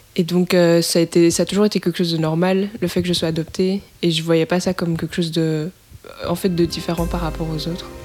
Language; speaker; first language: French; native; French